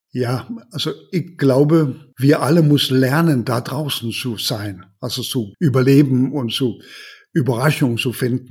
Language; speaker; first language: German; non-native, learner; Danish